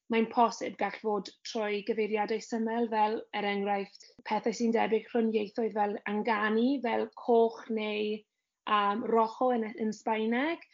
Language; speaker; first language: Welsh; non-native, learner; English